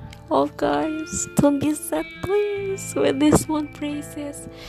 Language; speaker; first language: English; non-native, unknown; Indonesian